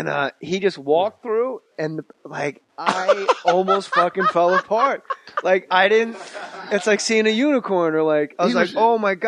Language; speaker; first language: English; native; English